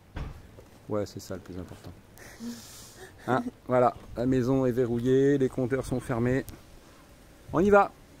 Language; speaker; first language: French; native; French